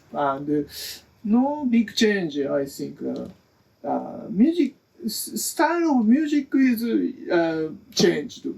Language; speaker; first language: English; non-native, learner; Japanese